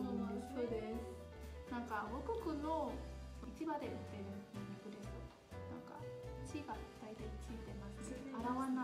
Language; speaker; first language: Japanese; non-native, fluent; Burmese